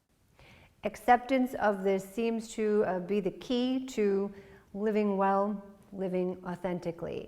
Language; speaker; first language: English; native; English